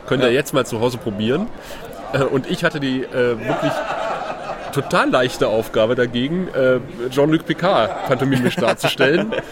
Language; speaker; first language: German; native; German